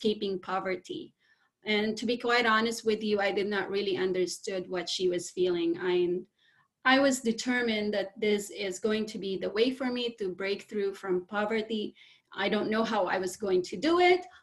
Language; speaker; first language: English; non-native, local second language; Filipino